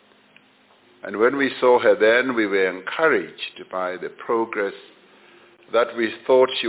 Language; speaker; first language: English; non-native, local second language; Venda